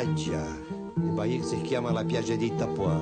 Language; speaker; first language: Italian; non-native, fluent; Portuguese